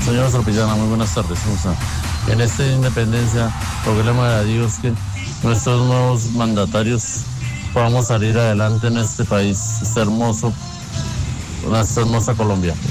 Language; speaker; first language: Spanish; native; Spanish